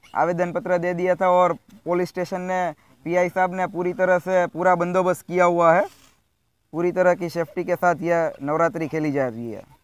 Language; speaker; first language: Hindi; non-native, local second language; Gujarati